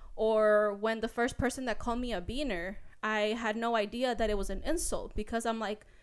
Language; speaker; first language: English; early bilingual, other home language; Spanish